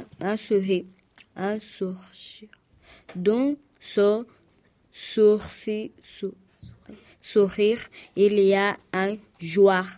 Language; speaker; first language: French; non-native, learner; Portuguese